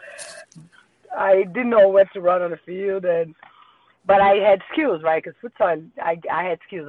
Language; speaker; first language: English; non-native, fluent; Portuguese